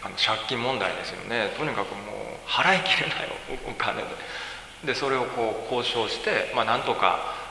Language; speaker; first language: Japanese; native; Japanese